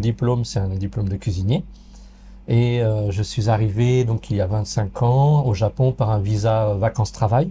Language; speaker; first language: French; native; French